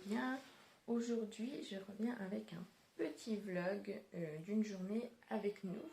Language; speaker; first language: French; native; French